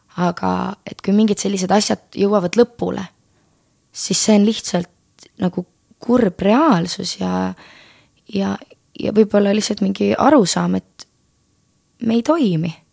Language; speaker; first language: Estonian; native; Estonian